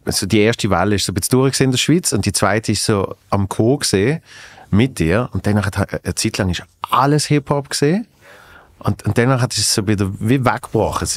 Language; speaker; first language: German; native; German